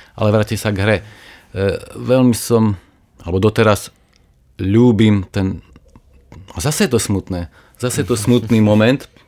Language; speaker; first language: Slovak; native; Slovak